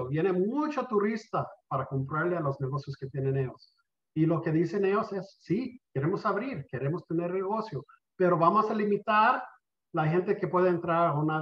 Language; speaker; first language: Spanish; early bilingual, heritage; Spanish